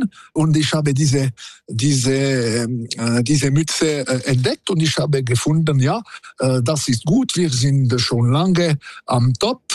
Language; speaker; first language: German; non-native, local second language; French